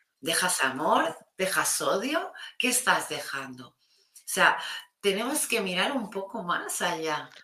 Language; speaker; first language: Spanish; non-native, local second language; Catalan